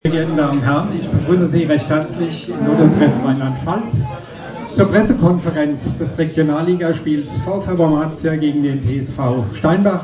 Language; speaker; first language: German; native; German